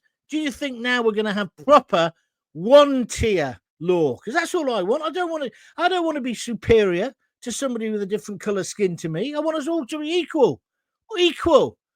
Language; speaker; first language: English; native; English